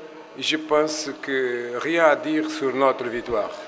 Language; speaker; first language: French; non-native, fluent; Portuguese